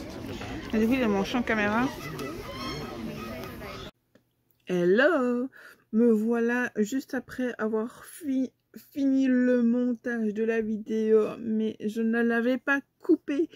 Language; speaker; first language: French; native; French